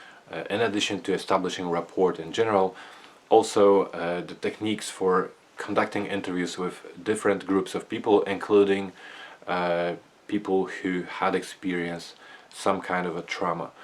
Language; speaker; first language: English; non-native, fluent; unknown